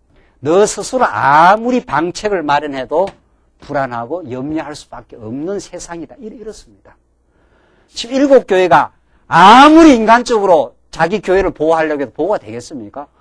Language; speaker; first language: Korean; native; Korean